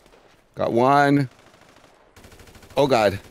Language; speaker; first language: English; native; English